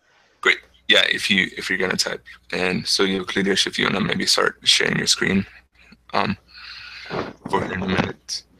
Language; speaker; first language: English; native; English